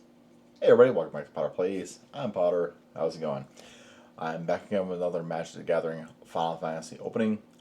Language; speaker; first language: English; native; English